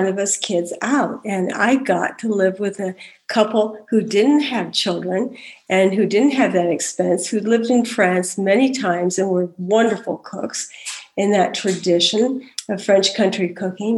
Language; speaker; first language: English; native; English